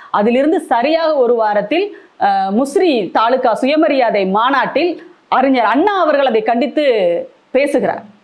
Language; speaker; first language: Tamil; native; Tamil